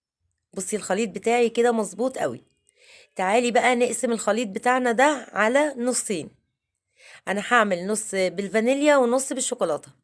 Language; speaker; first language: Arabic; native; Arabic